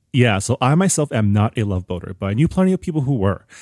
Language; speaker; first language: English; early bilingual, other home language; Chinese